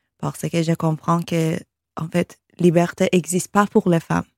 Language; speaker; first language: French; non-native, learner; Persian